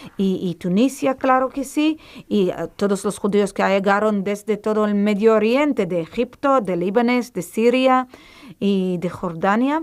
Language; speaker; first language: Spanish; non-native, fluent; Hebrew